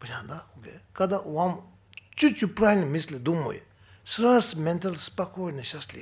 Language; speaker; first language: Russian; non-native, learner; Tibetan